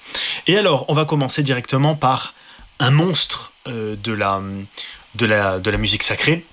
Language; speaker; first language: French; native; French